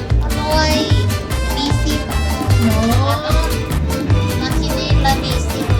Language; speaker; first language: Spanish; non-native, fluent; Korean